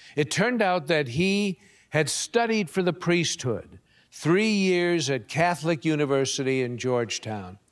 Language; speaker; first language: English; native; English